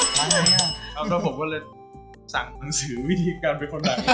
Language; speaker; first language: Thai; native; Thai